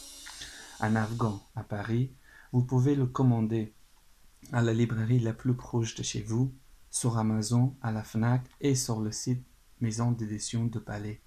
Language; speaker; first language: French; non-native, fluent; Persian